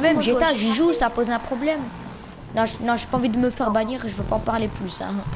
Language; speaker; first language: French; native; French